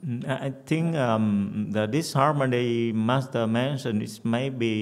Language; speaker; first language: English; non-native, fluent; Vietnamese